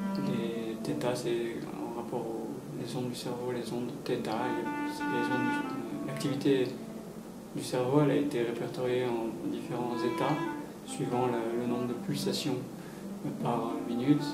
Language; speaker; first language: French; native; French